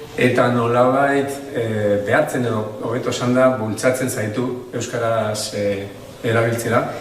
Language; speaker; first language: Basque; non-native, local second language; Spanish